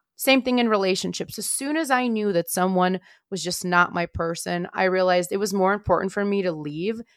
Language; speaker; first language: English; non-native, fluent; Romanian